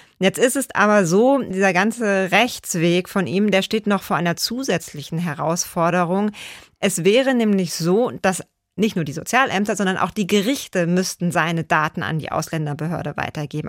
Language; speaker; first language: German; native; German